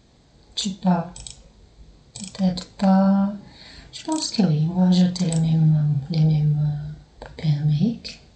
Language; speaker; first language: French; non-native, fluent; Portuguese